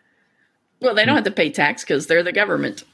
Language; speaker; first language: English; native; English